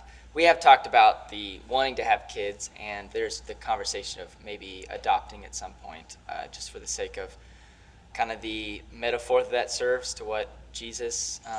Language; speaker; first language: English; native; English